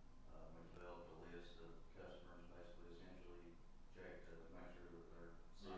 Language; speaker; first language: English; native; English